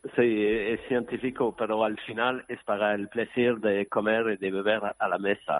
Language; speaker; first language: Spanish; non-native, learner; French